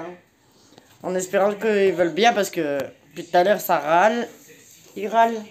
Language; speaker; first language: French; native; French